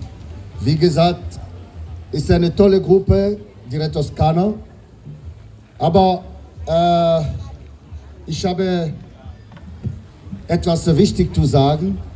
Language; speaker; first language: German; non-native, learner; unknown